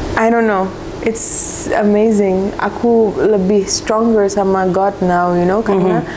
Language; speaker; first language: English; early bilingual, other home language; Indonesian